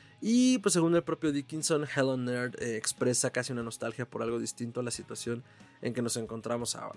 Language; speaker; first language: Spanish; native; Spanish